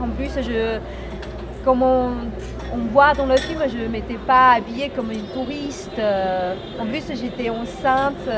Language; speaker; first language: French; non-native, fluent; Chinese